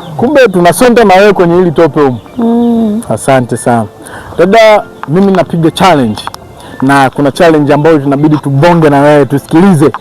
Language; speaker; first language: Swahili; native; Swahili